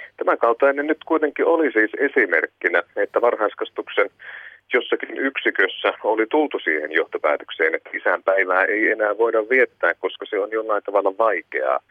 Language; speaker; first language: Finnish; native; Finnish